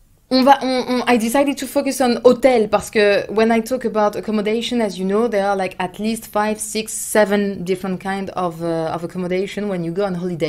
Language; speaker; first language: English; non-native, fluent; French